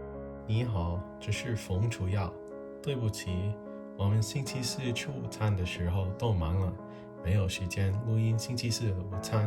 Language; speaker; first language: Chinese; non-native, learner; English